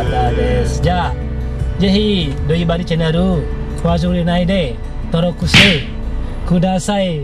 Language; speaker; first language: Japanese; non-native, fluent; Indonesian